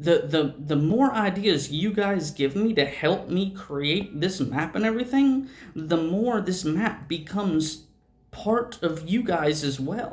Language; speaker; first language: English; native; English